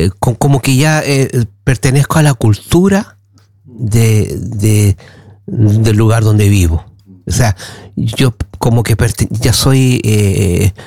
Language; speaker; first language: Spanish; native; Spanish